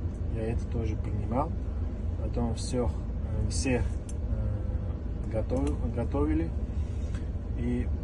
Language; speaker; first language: Russian; non-native, learner; Uzbek